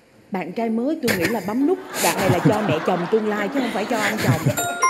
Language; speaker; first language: Vietnamese; native; Vietnamese